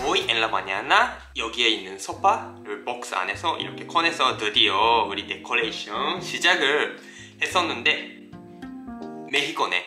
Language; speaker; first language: Korean; non-native, fluent; Japanese